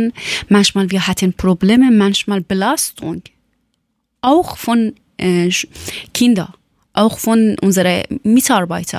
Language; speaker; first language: German; non-native, learner; Persian